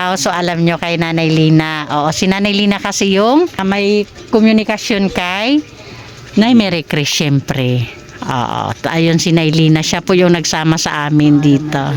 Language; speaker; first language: Filipino; non-native, local second language; Waray